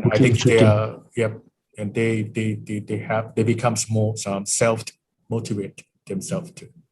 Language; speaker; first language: English; non-native, fluent; Thai